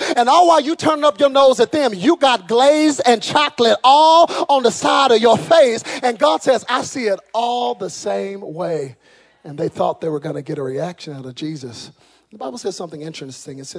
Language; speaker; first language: English; native; English